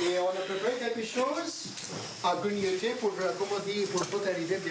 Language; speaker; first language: French; non-native, fluent; Greek